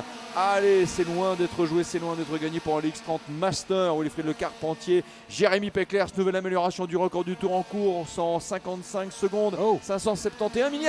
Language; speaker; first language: French; native; French